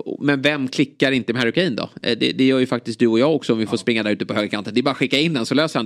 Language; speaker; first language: Swedish; native; Swedish